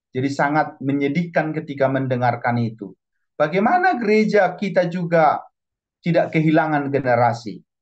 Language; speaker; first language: Indonesian; non-native, local second language; Batak Toba